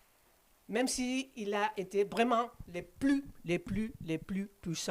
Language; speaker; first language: French; non-native, fluent; Spanish